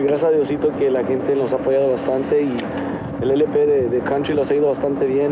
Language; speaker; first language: Spanish; early bilingual, heritage; Spanish